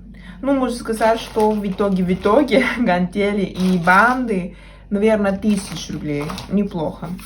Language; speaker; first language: Russian; non-native, fluent; Spanish